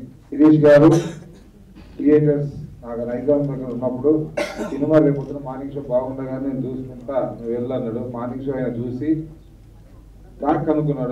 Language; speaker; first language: Telugu; native; Telugu